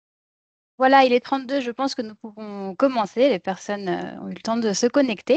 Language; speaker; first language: French; native; French